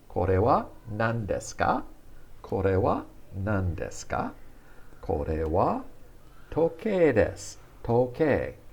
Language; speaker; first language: Japanese; non-native, fluent; English